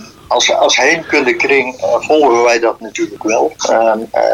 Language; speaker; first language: Dutch; native; Dutch